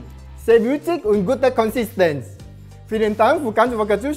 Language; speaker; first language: German; non-native, learner; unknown